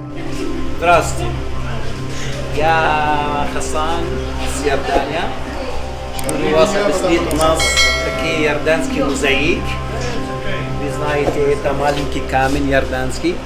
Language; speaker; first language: Russian; non-native, learner; Arabic